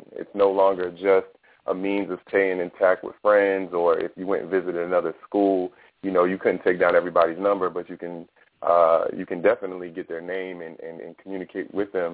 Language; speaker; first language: English; native; English